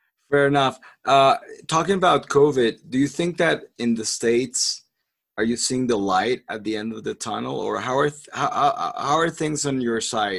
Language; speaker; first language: English; non-native, fluent; Spanish